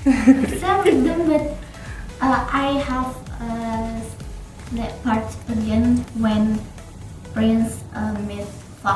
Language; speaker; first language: English; non-native, learner; Indonesian